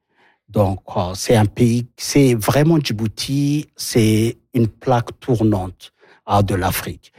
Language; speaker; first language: French; non-native, local second language; Somali